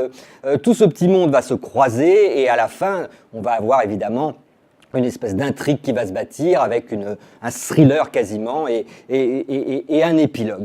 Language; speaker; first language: French; native; French